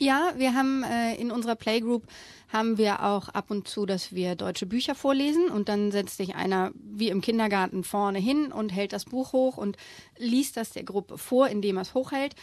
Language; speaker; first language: German; native; German